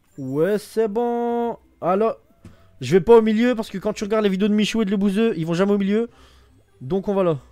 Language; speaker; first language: French; native; French